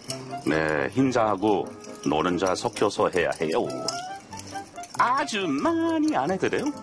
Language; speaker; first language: Korean; non-native, learner; English